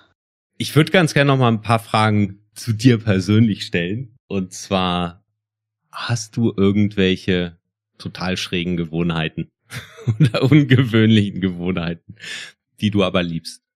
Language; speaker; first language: German; native; German